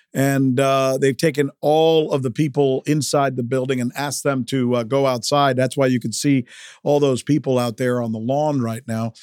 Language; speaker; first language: English; early bilingual, other home language; Spanish